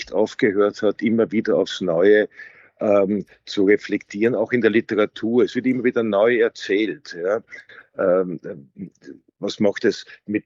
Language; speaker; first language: German; native; German